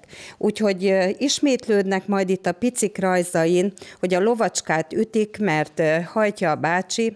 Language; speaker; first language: Hungarian; native; Hungarian